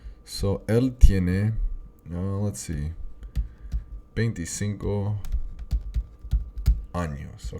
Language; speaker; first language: Spanish; non-native, learner; English